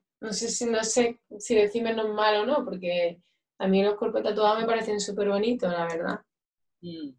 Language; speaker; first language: Spanish; native; Spanish